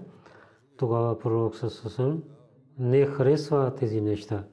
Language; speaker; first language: Bulgarian; non-native, learner; Urdu